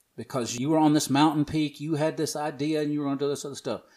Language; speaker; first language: English; native; English